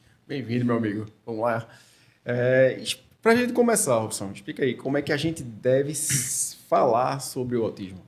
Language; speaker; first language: Portuguese; native; Portuguese